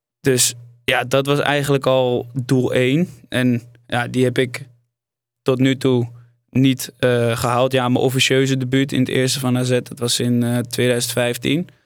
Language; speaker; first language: Dutch; native; Dutch